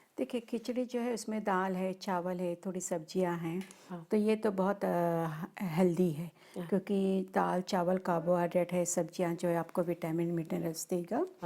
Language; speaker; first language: Hindi; non-native, local second language; Marathi